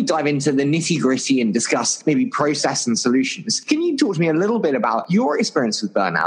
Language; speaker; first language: English; native; English